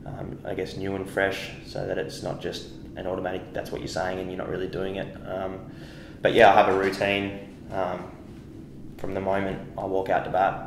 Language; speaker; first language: English; native; English